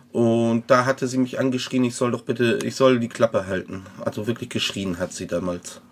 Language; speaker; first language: German; native; German